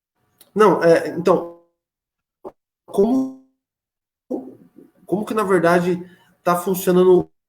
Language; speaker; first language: Portuguese; native; Portuguese